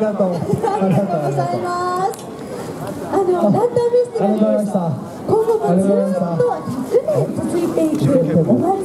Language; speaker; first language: Japanese; native; Japanese